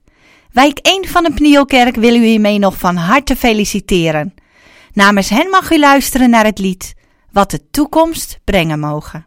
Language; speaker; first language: Dutch; native; Dutch